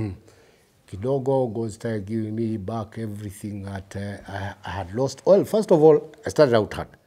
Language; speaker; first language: English; early bilingual, other home language; Kikuyu